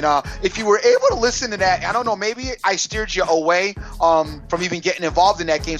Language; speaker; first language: English; native; English